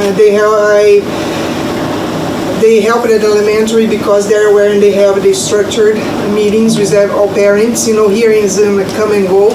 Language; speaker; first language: English; non-native, fluent; Portuguese